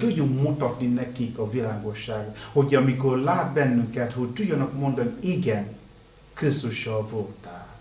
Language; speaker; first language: Hungarian; non-native, learner; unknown